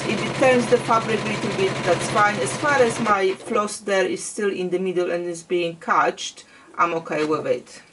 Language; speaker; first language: English; non-native, fluent; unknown